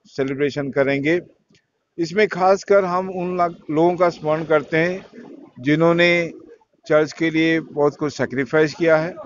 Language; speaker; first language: Hindi; non-native, local second language; Odia